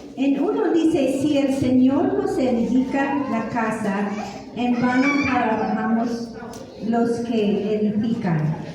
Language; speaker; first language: Spanish; non-native, fluent; English